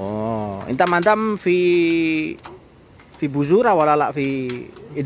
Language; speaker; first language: Arabic; non-native, learner; Indonesian